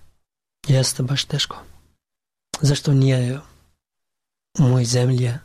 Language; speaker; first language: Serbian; non-native, learner; Pashto